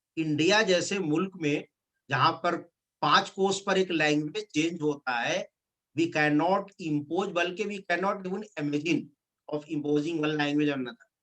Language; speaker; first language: Hindi; non-native, local second language; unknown